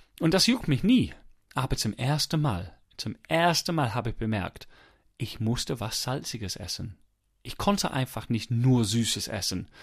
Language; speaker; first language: German; non-native, fluent; English